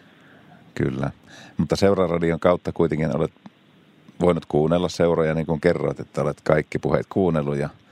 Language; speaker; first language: Finnish; native; Finnish